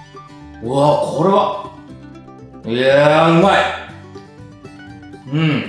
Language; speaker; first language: Japanese; native; Japanese